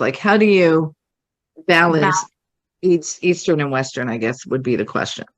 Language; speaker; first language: English; native; English